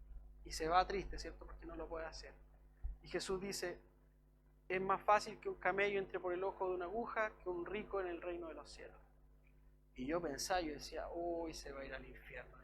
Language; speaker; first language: Spanish; native; Spanish